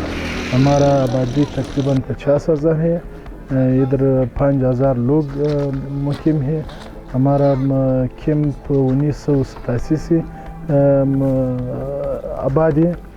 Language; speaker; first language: Hindi; non-native, learner; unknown